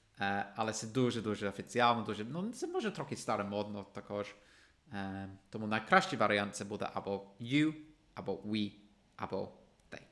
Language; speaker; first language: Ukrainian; non-native, fluent; English